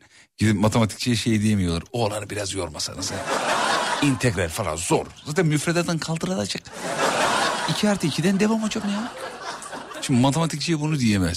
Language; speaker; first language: Turkish; native; Turkish